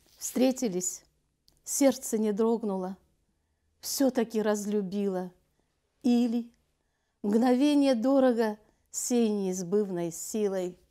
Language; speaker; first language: Russian; non-native, local second language; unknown